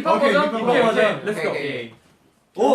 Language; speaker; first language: Korean; native; Korean